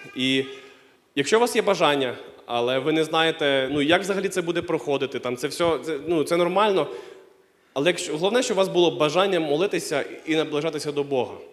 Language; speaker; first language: Ukrainian; non-native, local second language; Russian